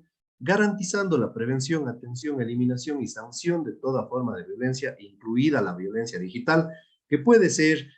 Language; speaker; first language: Spanish; native; Spanish